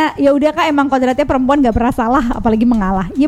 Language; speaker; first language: Indonesian; native; Indonesian